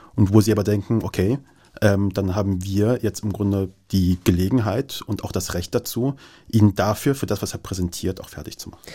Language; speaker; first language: German; native; German